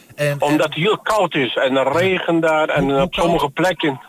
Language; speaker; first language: Dutch; non-native, fluent; Turkish